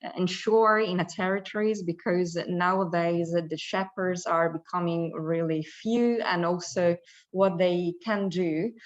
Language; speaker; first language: English; non-native, fluent; Italian